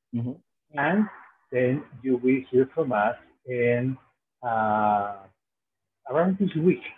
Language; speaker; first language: English; non-native, fluent; Spanish